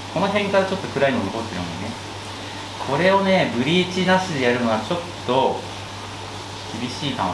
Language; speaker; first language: Japanese; native; Japanese